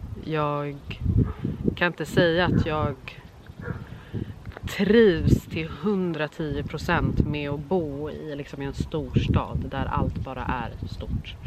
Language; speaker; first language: Swedish; native; Swedish